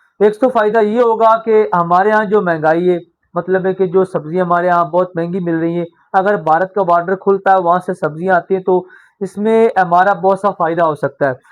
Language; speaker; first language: Urdu; non-native, local second language; Punjabi